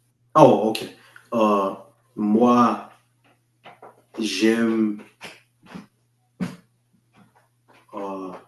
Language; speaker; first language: French; non-native, learner; English